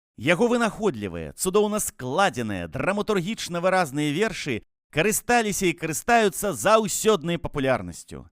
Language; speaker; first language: Belarusian; native; Belarusian